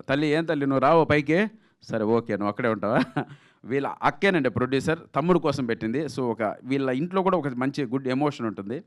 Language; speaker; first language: Telugu; native; Telugu